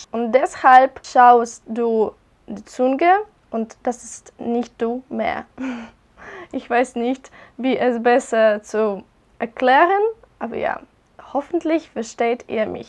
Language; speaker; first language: German; non-native, learner; Russian